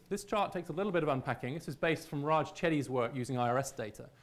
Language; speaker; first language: English; native; English